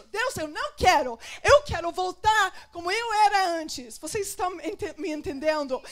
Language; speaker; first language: Portuguese; non-native, fluent; English